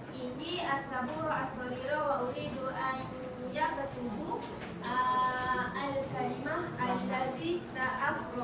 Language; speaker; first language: Arabic; non-native, learner; Malay